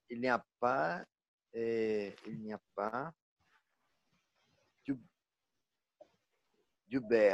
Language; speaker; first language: French; non-native, learner; Portuguese